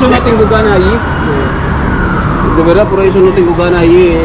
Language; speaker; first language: Spanish; non-native, learner; Filipino